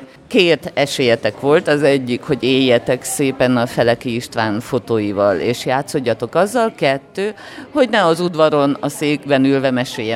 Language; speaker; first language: Hungarian; native; Hungarian